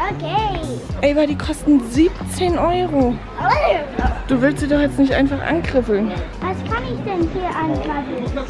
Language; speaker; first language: German; native; German